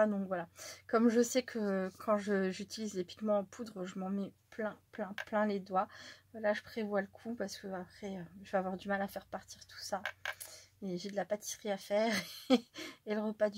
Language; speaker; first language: French; native; French